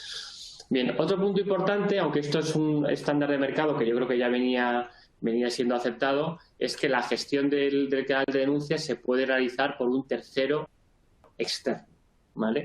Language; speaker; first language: Spanish; native; Spanish